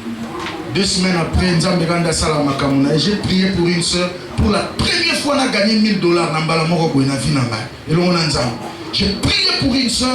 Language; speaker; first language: French; non-native, local second language; Lingala